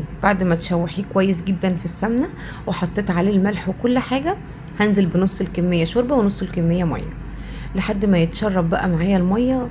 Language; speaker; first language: Arabic; native; Arabic